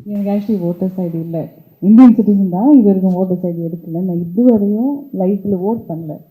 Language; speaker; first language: Tamil; early bilingual, heritage; Tamil